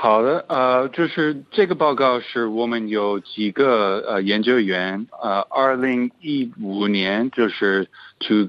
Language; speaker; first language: Chinese; non-native, fluent; English